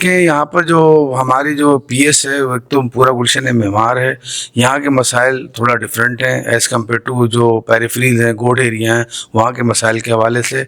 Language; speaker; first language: Urdu; native; Urdu